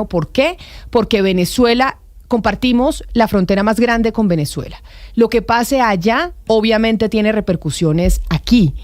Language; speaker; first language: Spanish; native; Spanish